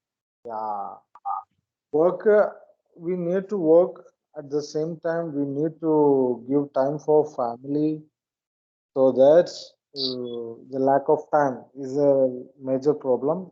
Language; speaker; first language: English; non-native, learner; Malayalam